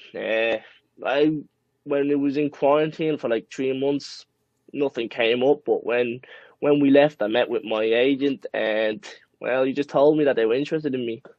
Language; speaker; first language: English; early bilingual, other home language; Spanish